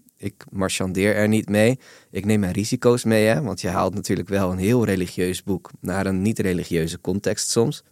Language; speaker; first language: Dutch; native; Dutch